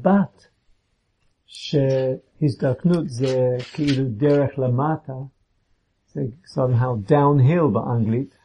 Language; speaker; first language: Hebrew; non-native, fluent; English